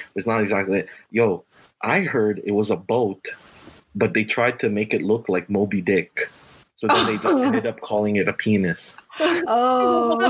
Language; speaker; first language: English; early bilingual, other home language; Filipino